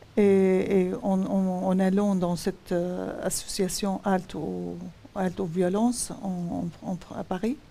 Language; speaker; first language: French; non-native, fluent; Arabic